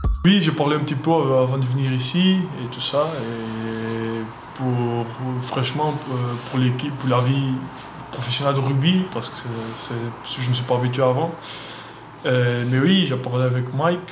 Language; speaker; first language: French; non-native, learner; Portuguese